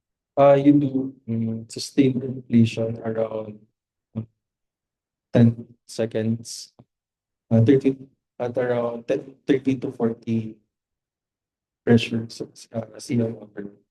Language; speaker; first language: English; non-native, local second language; Filipino